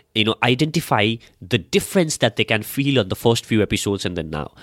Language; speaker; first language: English; non-native, local second language; Nepali